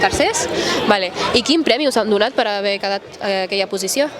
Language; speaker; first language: Catalan; native; Catalan